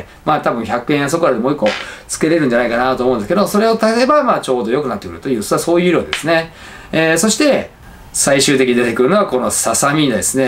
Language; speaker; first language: Japanese; native; Japanese